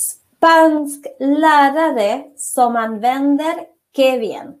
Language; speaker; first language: Swedish; non-native, fluent; Spanish